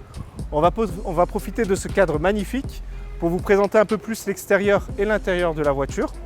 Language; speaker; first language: French; native; French